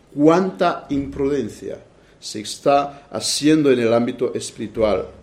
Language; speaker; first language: Spanish; non-native, fluent; Romanian